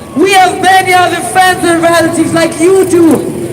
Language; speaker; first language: English; non-native, fluent; Ukrainian